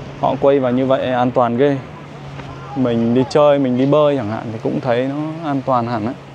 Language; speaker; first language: Vietnamese; native; Vietnamese